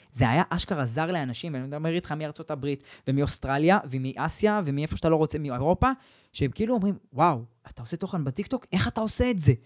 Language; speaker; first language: Hebrew; early bilingual, other home language; English